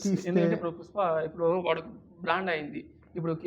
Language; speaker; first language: Telugu; non-native, local second language; Tamil